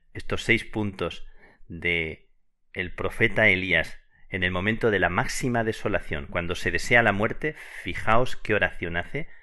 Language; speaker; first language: Spanish; native; Spanish